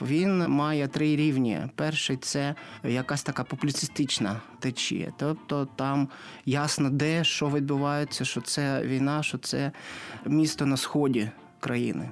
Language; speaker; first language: Ukrainian; non-native, local second language; Russian